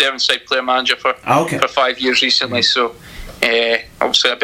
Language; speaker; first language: English; native; English